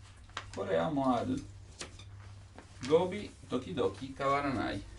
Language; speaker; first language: Japanese; non-native, learner; Italian